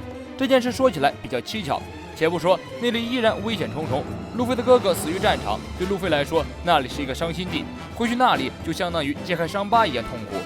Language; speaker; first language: Chinese; native; Chinese